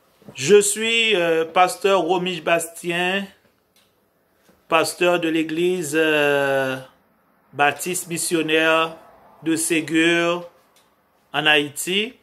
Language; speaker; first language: French; non-native, local second language; Haitian Creole